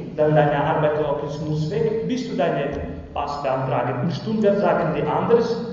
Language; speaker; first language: German; non-native, learner; Romany